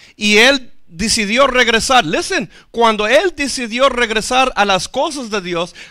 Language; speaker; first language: Spanish; non-native, fluent; English